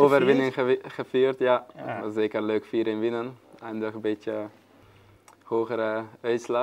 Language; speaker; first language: Dutch; non-native, learner; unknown